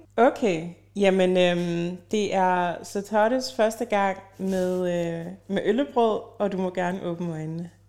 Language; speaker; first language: Danish; early bilingual, other home language; Vietnamese